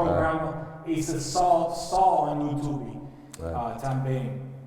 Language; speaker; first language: Portuguese; non-native, learner; English